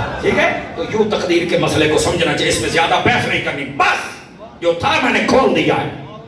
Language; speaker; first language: Urdu; non-native, local second language; Punjabi